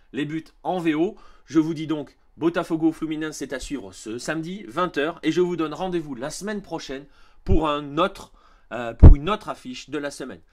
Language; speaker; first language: French; native; French